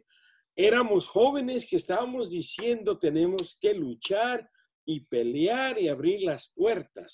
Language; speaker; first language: Spanish; early bilingual, other home language; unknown